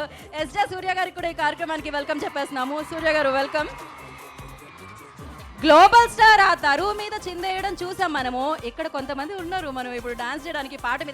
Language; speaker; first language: Telugu; native; Telugu